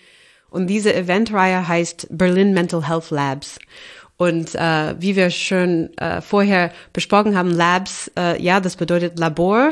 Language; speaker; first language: German; non-native, fluent; English